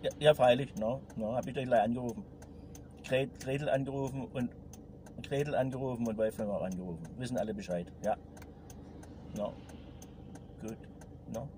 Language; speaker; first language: German; native; German